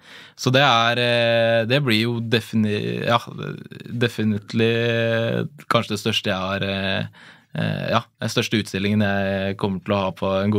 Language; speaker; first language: Norwegian; native; Norwegian